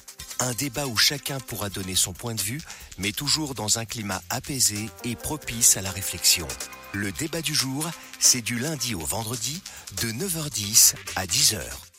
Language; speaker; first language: French; native; French